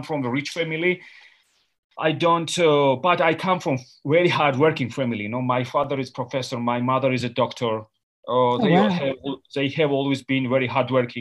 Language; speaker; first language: English; non-native, fluent; Georgian